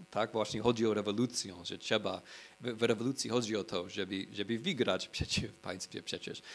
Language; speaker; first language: Polish; non-native, fluent; English